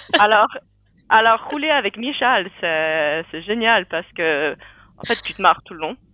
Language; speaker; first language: French; native; French